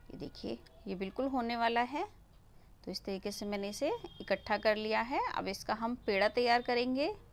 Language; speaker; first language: Hindi; native; Hindi